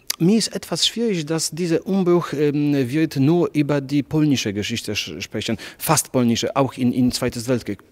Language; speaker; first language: German; non-native, learner; Polish